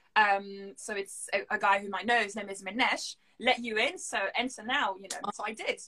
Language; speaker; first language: English; non-native, fluent; French